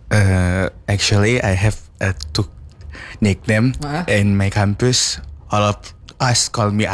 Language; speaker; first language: English; non-native, learner; Indonesian